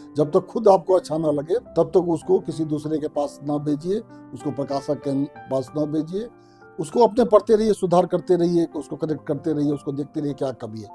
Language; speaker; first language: Hindi; non-native, local second language; Maithili